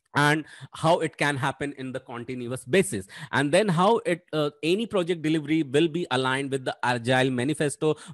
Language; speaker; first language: English; non-native, local second language; Hindi